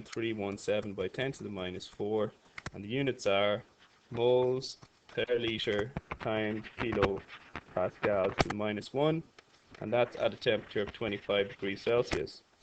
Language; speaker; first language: English; native; English